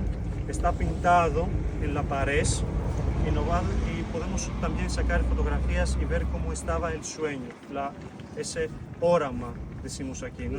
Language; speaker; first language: Spanish; non-native, fluent; Greek